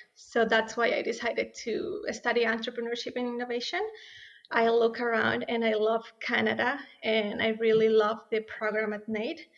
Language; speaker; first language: English; non-native, fluent; Spanish